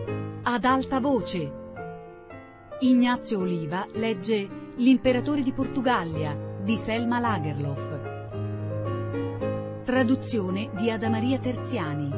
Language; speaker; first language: Italian; native; Italian